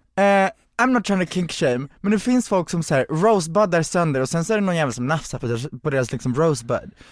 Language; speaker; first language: Swedish; early bilingual, other home language; Hungarian